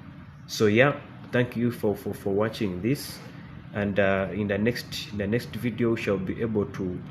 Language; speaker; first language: English; non-native, local second language; Ganda